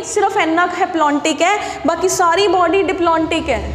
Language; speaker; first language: Hindi; non-native, local second language; Punjabi